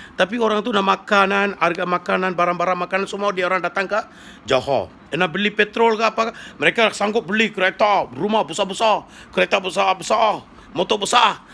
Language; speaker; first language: Malay; non-native, local second language; Tamil